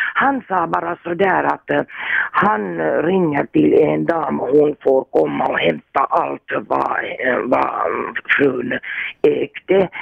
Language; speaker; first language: Swedish; non-native, fluent; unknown